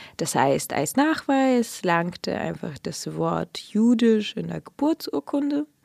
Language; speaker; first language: German; early bilingual, other home language; Russian